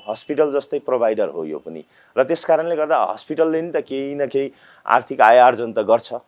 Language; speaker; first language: Nepali; native; Nepali